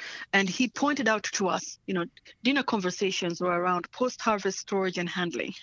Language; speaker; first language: English; non-native, local second language; Swahili